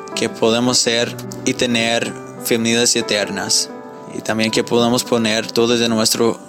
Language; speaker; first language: Spanish; non-native, fluent; English